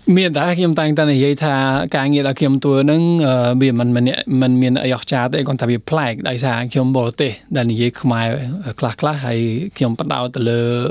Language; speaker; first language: Khmer; non-native, fluent; Spanish